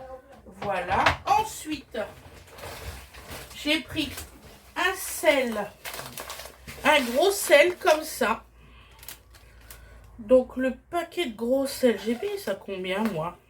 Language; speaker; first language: French; native; French